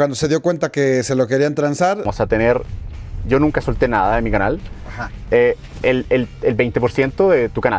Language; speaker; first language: Spanish; native; Spanish